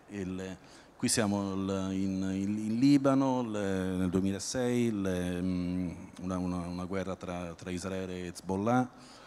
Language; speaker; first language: Italian; native; Italian